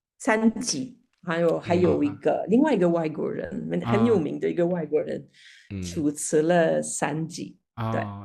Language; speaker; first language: Chinese; non-native, fluent; French